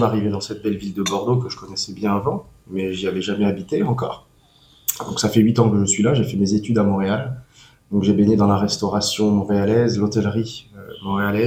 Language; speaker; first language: French; native; French